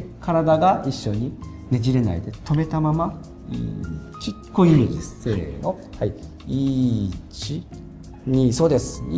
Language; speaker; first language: Japanese; native; Japanese